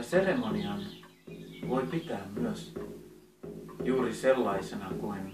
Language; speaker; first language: Finnish; native; Finnish